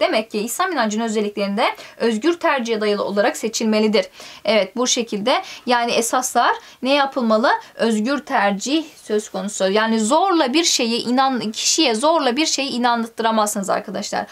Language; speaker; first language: Turkish; native; Turkish